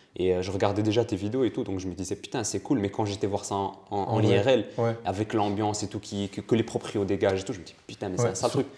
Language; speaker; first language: French; early bilingual, other home language; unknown